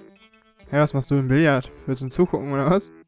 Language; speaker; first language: German; native; German